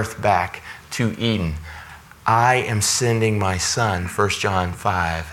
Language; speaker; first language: English; native; English